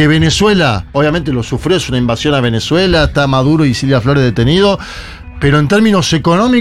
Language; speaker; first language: Spanish; native; Spanish